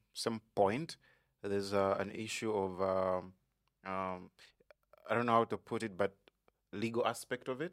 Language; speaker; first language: English; non-native, local second language; Bemba